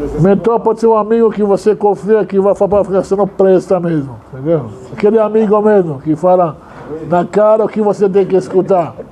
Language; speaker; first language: Portuguese; non-native, fluent; Hebrew